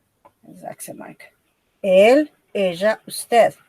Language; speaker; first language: Spanish; non-native, fluent; English